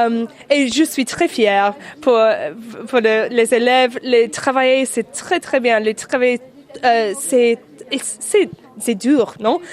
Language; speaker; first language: French; non-native, learner; English